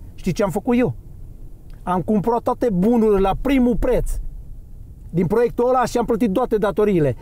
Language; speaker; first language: Romanian; non-native, fluent; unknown